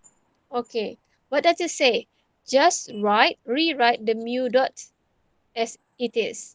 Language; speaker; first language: English; non-native, local second language; Malay